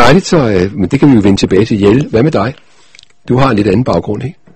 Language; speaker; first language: Danish; native; Danish